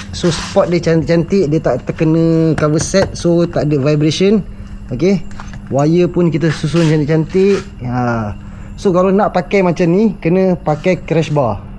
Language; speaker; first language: Malay; native; Malay